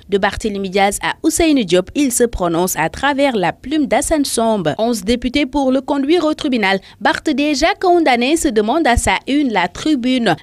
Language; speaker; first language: French; non-native, local second language; Wolof